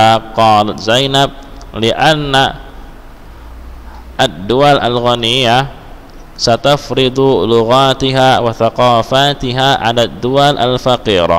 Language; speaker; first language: Arabic; non-native, fluent; Indonesian